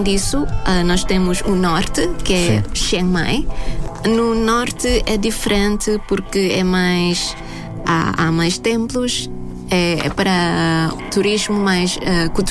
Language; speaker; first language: Portuguese; non-native, fluent; Thai